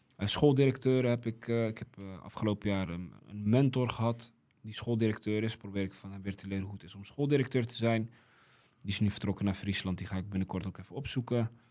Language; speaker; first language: Dutch; early bilingual, other home language; Riffian